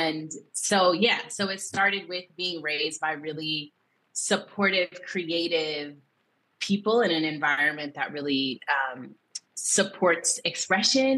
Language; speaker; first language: English; native; English